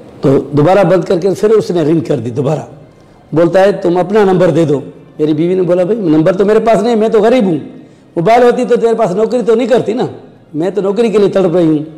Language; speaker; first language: Urdu; non-native, local second language; Sindhi